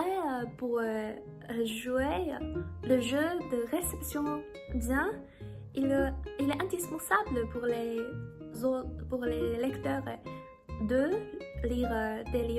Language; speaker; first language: French; non-native, learner; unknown